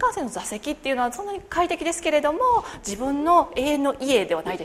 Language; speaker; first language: Japanese; native; Japanese